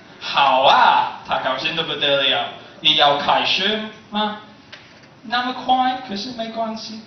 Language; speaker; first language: Chinese; non-native, learner; English